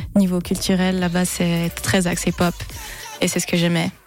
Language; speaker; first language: French; native; French